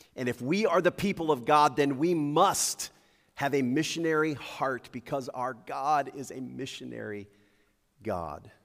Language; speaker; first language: English; native; English